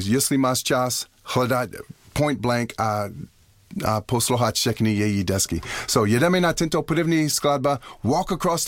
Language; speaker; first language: Czech; non-native, learner; English